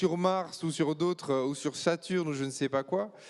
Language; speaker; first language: French; native; French